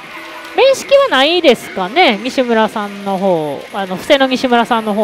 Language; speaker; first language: Japanese; native; Japanese